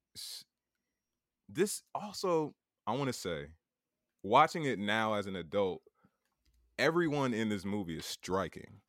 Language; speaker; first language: English; native; English